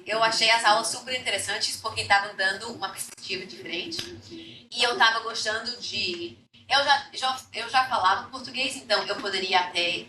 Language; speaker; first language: Portuguese; non-native, fluent; English